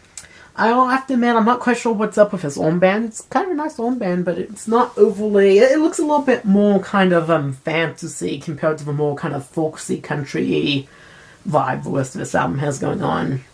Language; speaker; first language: English; native; English